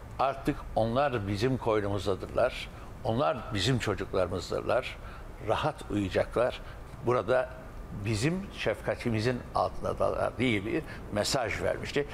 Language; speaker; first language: Turkish; native; Turkish